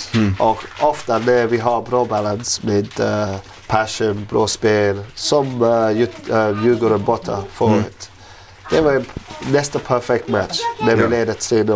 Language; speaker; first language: Swedish; non-native, learner; English